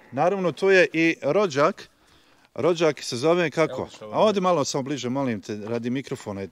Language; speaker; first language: Croatian; native; Croatian